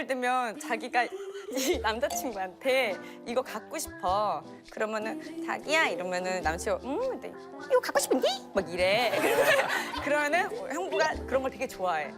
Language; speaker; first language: Korean; native; Korean